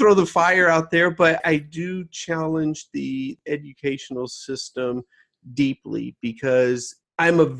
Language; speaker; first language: English; native; English